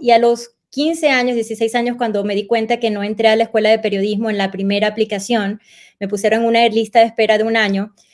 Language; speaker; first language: Spanish; native; Spanish